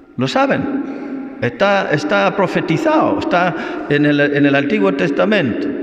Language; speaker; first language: Spanish; non-native, fluent; English